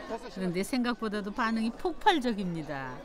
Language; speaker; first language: Korean; native; Korean